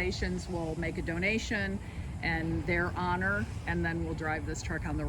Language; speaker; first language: English; native; English